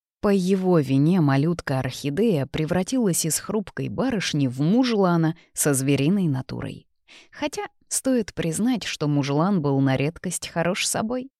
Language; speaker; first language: Russian; native; Russian